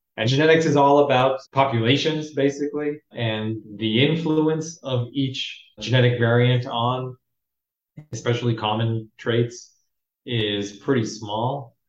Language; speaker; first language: English; native; English